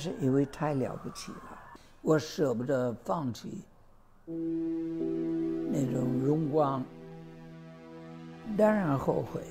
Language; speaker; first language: Chinese; non-native, fluent; English